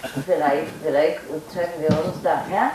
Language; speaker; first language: German; non-native, learner; Vietnamese